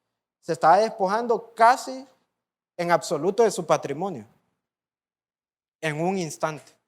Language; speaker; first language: Spanish; native; Spanish